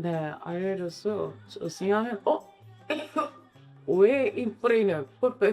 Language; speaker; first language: Korean; non-native, learner; English